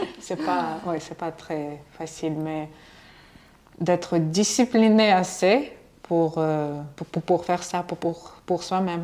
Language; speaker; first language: French; non-native, fluent; Russian